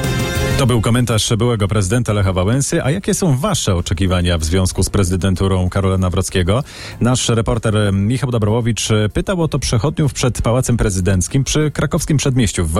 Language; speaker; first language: Polish; native; Polish